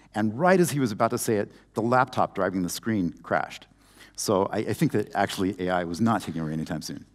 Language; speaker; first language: English; native; English